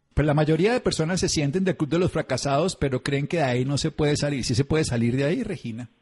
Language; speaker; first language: Spanish; native; Spanish